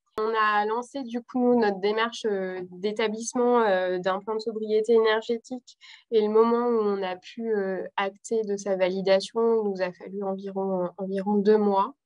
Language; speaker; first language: French; native; French